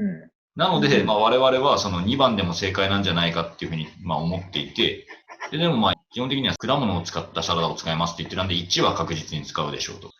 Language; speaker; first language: Japanese; native; Japanese